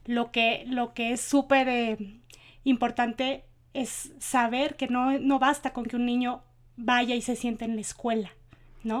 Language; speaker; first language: Spanish; native; Spanish